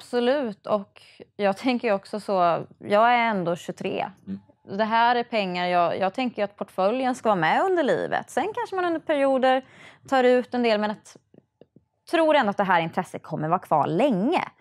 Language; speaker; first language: Swedish; native; Swedish